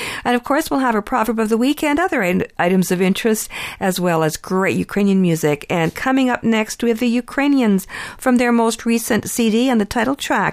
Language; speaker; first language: English; early bilingual, other home language; Ukrainian